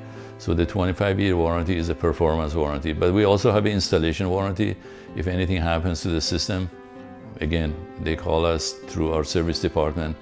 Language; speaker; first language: English; native; English